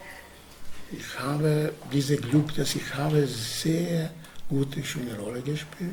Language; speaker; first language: German; non-native, learner; Romany